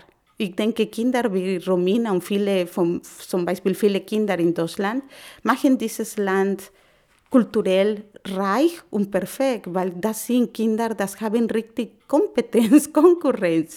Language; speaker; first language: German; non-native, learner; Spanish